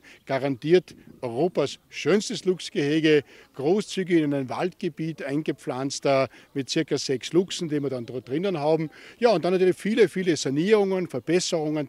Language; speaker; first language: German; native; German